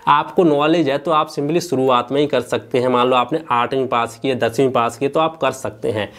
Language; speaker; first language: Hindi; native; Hindi